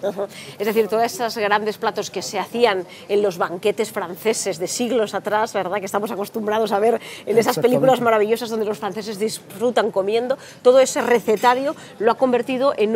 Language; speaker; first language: Spanish; native; Spanish